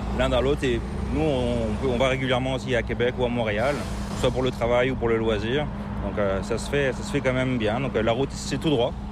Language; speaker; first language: French; native; French